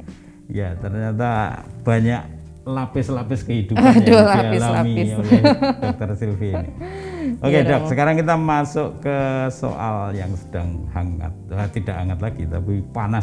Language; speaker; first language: Indonesian; native; Indonesian